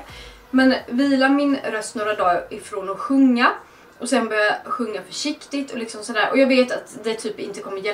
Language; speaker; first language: Swedish; native; Swedish